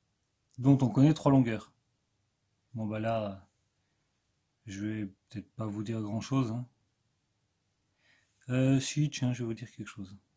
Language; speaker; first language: French; native; French